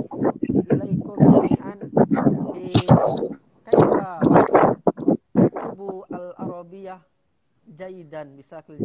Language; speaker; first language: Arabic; non-native, learner; Indonesian